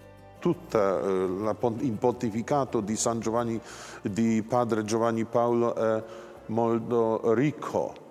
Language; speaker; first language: Italian; non-native, learner; Polish